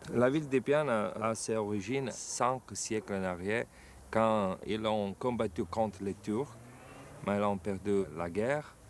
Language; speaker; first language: French; non-native, fluent; Italian